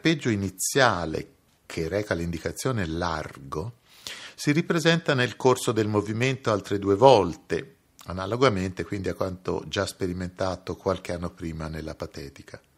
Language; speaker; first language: Italian; native; Italian